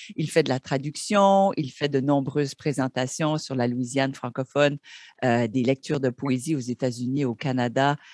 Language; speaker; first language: French; native; French